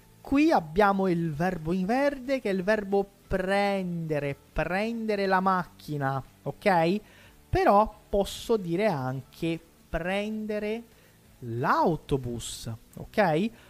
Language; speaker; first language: Italian; non-native, fluent; Portuguese